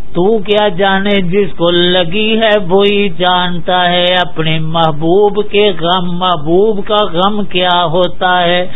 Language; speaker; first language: Urdu; non-native, local second language; Dogri